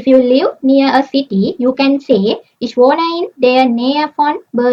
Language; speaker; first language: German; non-native, learner; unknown